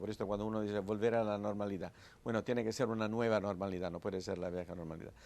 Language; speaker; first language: Spanish; non-native, fluent; Italian